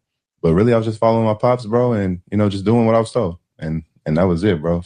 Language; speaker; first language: English; native; English